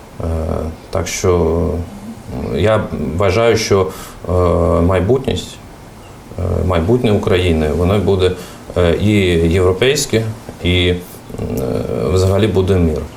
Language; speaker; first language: Ukrainian; non-native, fluent; Russian